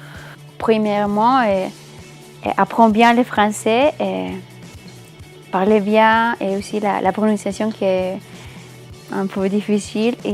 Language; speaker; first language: French; non-native, learner; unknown